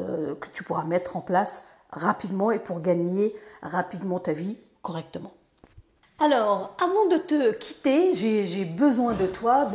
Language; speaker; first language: French; native; French